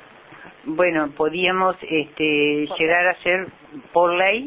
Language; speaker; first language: Spanish; native; Spanish